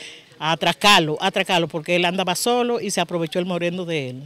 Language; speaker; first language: Spanish; native; Spanish